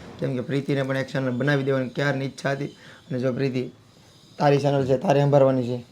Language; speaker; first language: Gujarati; native; Gujarati